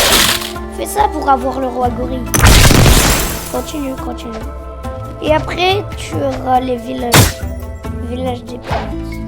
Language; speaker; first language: French; native; French